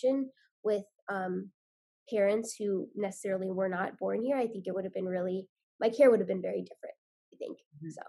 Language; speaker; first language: English; native; English